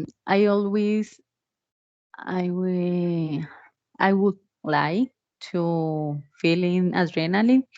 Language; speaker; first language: English; non-native, learner; Spanish